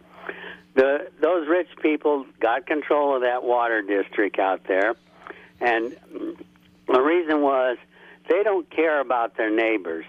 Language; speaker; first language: English; native; English